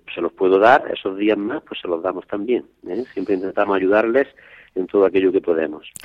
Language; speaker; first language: Spanish; native; Spanish